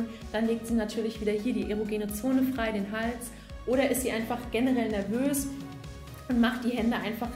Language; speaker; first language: German; native; German